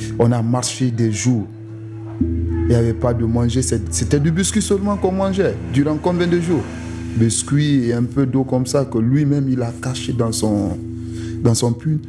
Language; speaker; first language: French; non-native, local second language; Susu